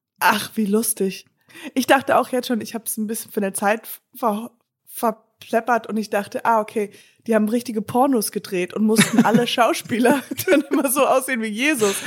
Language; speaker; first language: German; non-native, fluent; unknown